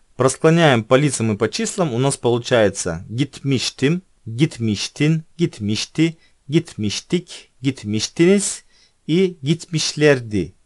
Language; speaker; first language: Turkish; non-native, fluent; Russian